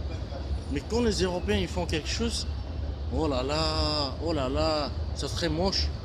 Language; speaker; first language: French; non-native, fluent; Bulgarian